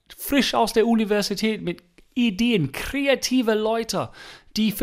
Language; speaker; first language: German; non-native, fluent; English